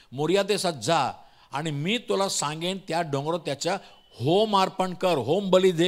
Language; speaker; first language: Marathi; non-native, local second language; Tamil